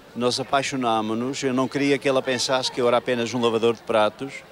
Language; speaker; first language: Portuguese; native; Portuguese